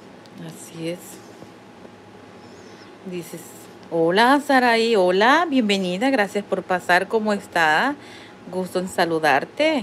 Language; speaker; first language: Spanish; native; Spanish